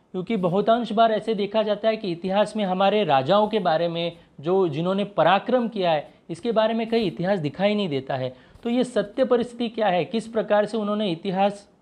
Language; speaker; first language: Hindi; non-native, local second language; Marathi